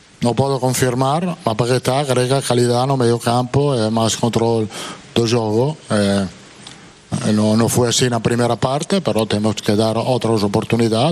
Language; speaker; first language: Portuguese; non-native, fluent; Italian